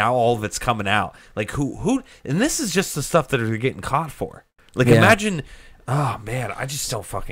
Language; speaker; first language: English; native; English